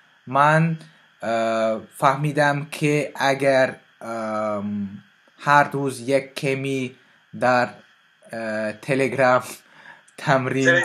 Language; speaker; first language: Persian; non-native, learner; French